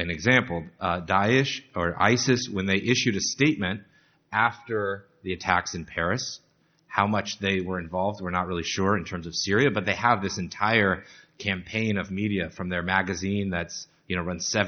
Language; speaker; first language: English; native; English